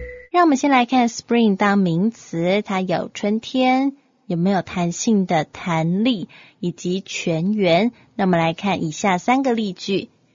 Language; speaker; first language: Chinese; native; Chinese